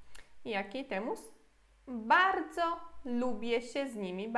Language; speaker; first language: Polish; non-native, fluent; Portuguese